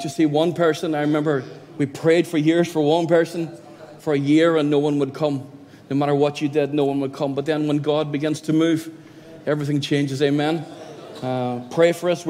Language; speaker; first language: English; native; English